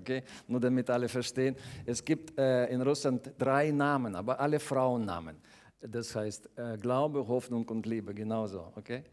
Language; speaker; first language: German; non-native, learner; Russian